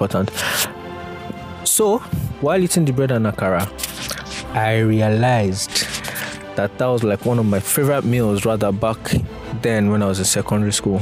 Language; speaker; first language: English; non-native, local second language; Yoruba